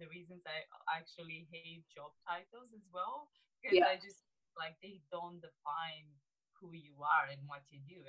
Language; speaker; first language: English; non-native, fluent; Romanian